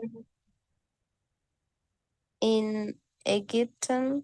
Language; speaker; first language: German; non-native, learner; Bangla